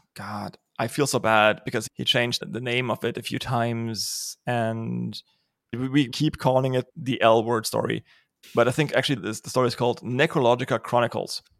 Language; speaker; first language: English; non-native, fluent; German